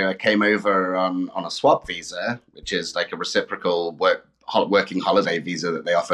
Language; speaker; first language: English; native; English